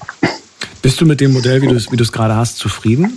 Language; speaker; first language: German; native; German